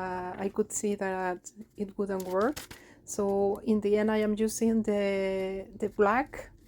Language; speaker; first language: English; non-native, fluent; Spanish